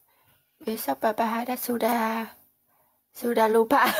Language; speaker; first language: Indonesian; non-native, learner; Vietnamese